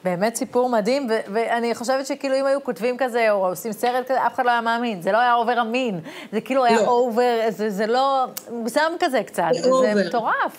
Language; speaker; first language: Hebrew; native; Hebrew